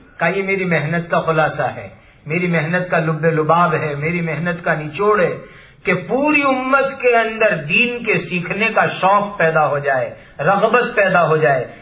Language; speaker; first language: Urdu; non-native, local second language; Gujarati